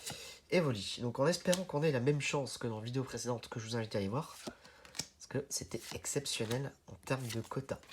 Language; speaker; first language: French; native; French